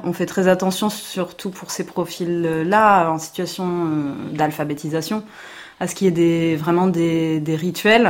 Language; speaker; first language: French; native; French